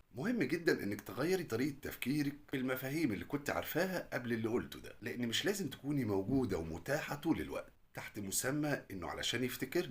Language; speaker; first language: Arabic; native; Arabic